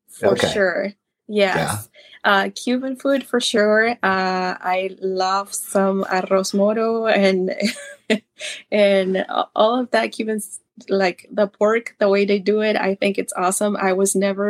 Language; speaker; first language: English; non-native, fluent; Spanish